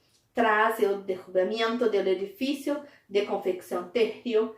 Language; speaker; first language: Spanish; non-native, fluent; Portuguese